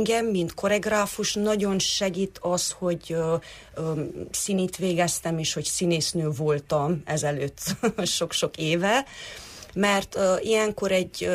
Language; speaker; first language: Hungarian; non-native, local second language; Romanian